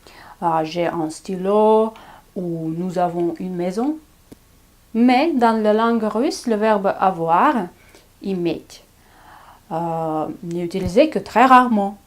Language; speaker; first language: French; non-native, fluent; Russian